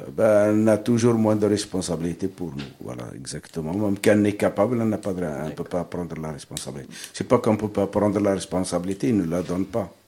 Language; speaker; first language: French; non-native, local second language; Arabic